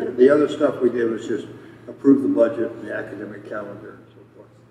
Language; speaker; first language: English; native; English